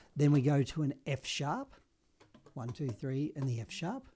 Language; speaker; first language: English; native; English